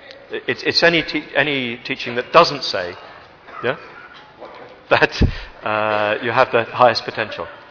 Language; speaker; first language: English; native; English